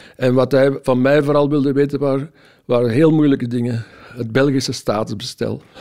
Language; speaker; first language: Dutch; native; Dutch